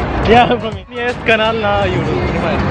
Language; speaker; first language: English; non-native, local second language; Hindi